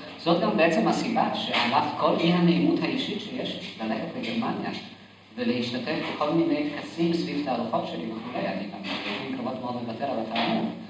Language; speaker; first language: Hebrew; non-native, fluent; Yiddish